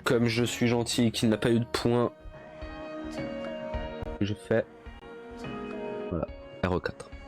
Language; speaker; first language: French; native; French